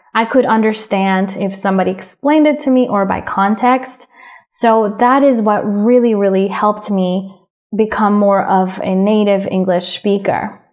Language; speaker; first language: English; early bilingual, other home language; Spanish